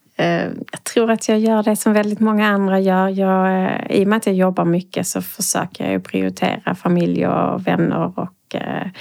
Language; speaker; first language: Swedish; native; Swedish